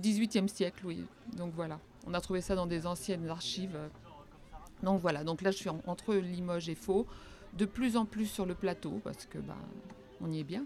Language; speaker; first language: French; native; French